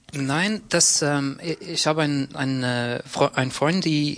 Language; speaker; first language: German; non-native, fluent; English